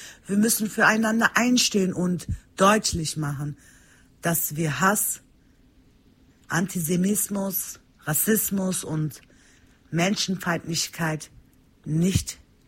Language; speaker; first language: German; early bilingual, other home language; Turkish